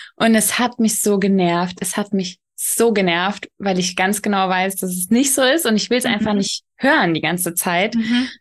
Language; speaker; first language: German; early bilingual, other home language; Polish